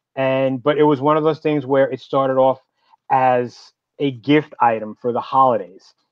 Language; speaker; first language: English; native; English